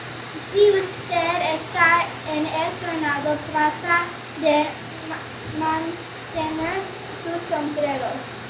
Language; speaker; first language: Spanish; non-native, learner; English